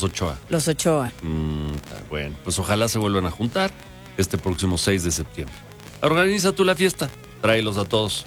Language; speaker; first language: Spanish; native; Spanish